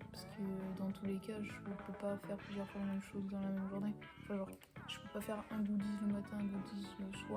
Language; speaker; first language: French; native; French